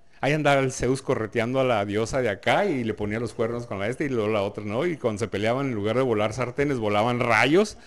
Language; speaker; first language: Spanish; native; Spanish